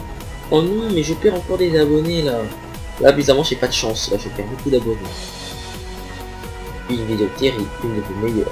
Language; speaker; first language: French; native; French